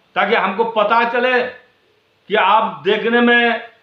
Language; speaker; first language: Hindi; non-native, local second language; Bangla